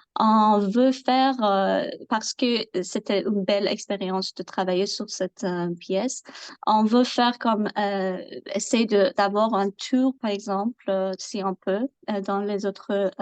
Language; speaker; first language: French; non-native, learner; Persian